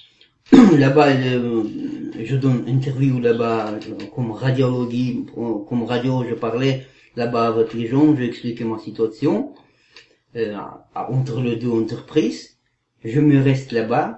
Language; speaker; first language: French; non-native, learner; Kazakh